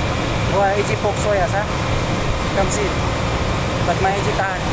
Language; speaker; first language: Arabic; non-native, learner; Filipino